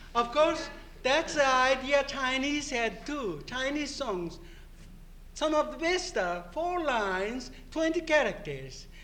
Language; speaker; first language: English; non-native, fluent; Korean